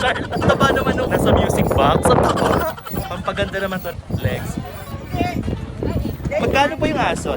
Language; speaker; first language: Filipino; non-native, local second language; Bikol